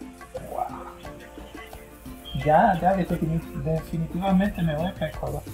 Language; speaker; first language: Spanish; non-native, fluent; Haitian Creole